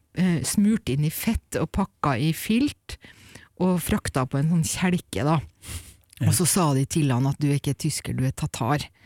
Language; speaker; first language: Norwegian; native; Norwegian